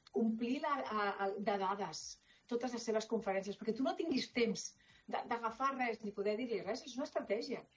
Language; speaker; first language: Catalan; non-native, local second language; Spanish